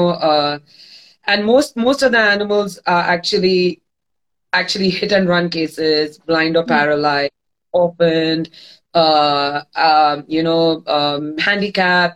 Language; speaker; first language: English; non-native, local second language; Gujarati